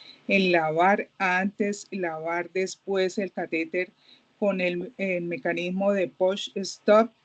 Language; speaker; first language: Spanish; native; Spanish